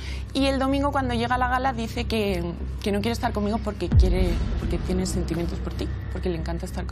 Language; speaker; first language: Spanish; native; Spanish